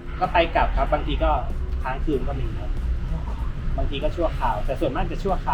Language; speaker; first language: Thai; native; Thai